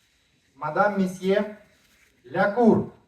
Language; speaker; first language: French; non-native, learner; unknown